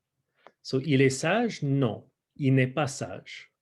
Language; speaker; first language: French; non-native, fluent; English